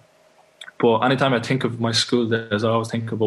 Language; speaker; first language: English; native; English